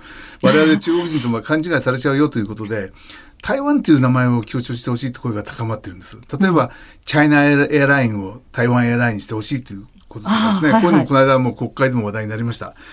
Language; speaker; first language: Japanese; native; Japanese